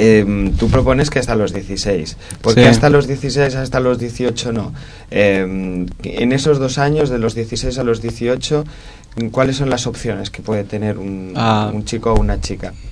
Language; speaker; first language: Spanish; native; Spanish